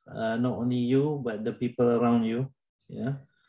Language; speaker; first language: English; non-native, local second language; Malay